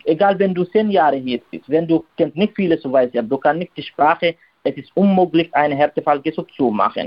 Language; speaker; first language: German; non-native, learner; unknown